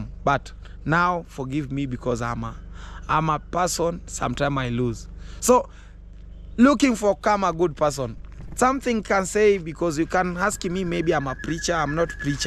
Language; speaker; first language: English; non-native, learner; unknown